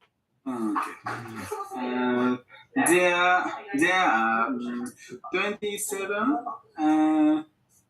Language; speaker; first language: English; non-native, learner; Japanese